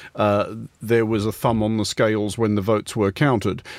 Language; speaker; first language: English; native; English